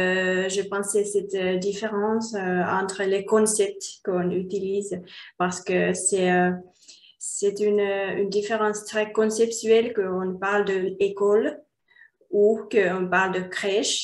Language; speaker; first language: French; non-native, learner; Finnish